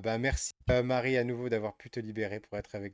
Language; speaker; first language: French; native; French